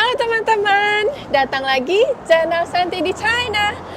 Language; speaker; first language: Indonesian; native; Indonesian